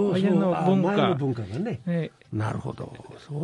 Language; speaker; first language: Japanese; native; Japanese